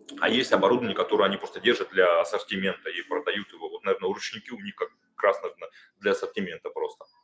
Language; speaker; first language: Russian; native; Russian